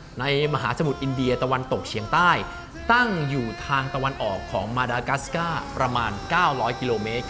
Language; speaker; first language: Thai; native; Thai